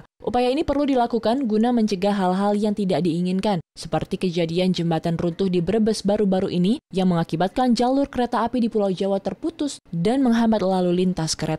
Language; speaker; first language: Indonesian; native; Indonesian